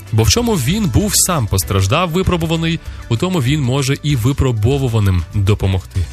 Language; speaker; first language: Ukrainian; native; Ukrainian